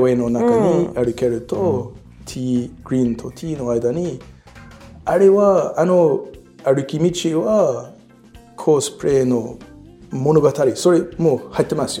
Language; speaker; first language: Japanese; non-native, learner; English